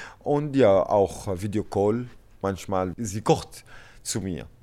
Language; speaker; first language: German; non-native, learner; Arabic